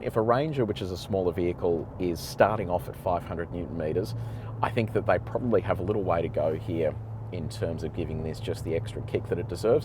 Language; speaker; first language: English; native; English